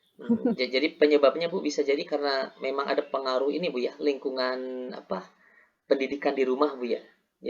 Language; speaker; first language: Indonesian; native; Indonesian